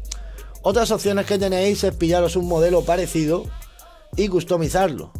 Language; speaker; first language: Spanish; native; Spanish